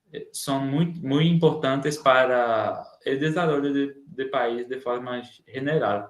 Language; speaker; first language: Spanish; non-native, learner; Portuguese